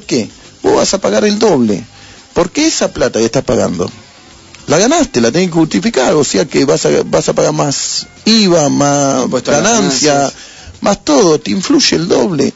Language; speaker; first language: Spanish; native; Spanish